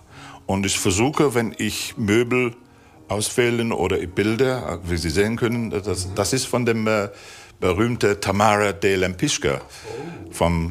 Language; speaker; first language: German; non-native, fluent; English